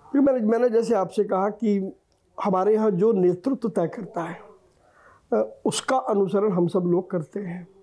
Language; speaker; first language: Hindi; native; Hindi